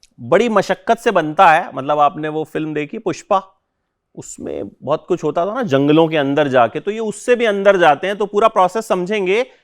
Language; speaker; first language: Hindi; native; Hindi